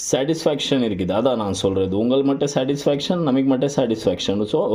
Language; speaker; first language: Tamil; non-native, local second language; Malayalam